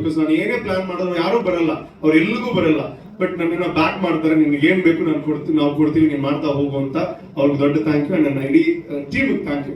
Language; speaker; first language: Kannada; non-native, local second language; Tulu